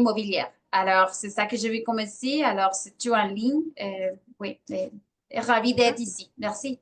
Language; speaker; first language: French; non-native, fluent; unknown